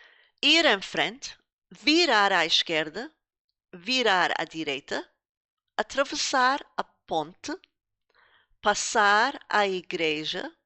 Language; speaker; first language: Portuguese; non-native, fluent; English